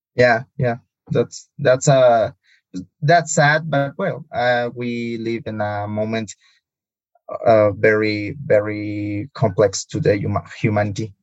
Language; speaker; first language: English; non-native, learner; Spanish